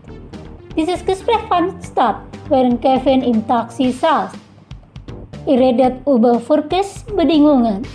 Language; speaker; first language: German; non-native, learner; Indonesian